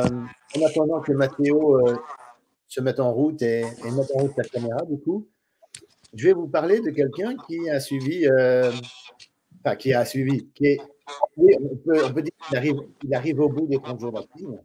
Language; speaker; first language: French; native; French